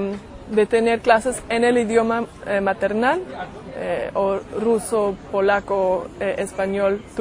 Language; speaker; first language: Spanish; non-native, fluent; German